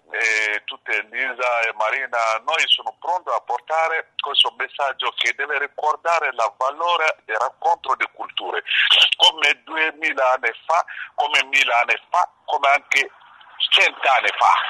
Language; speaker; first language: Italian; non-native, learner; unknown